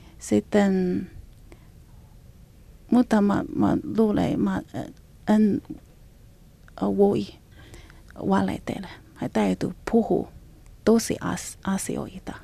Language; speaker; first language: Finnish; non-native, learner; Chinese